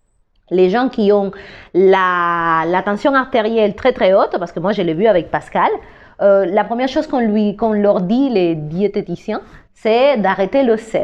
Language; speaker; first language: French; non-native, fluent; Spanish